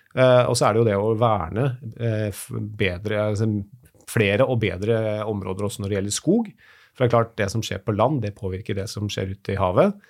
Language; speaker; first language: Norwegian; native; Norwegian